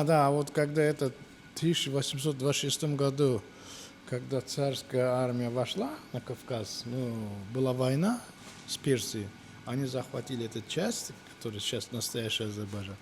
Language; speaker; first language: Russian; non-native, local second language; Azerbaijani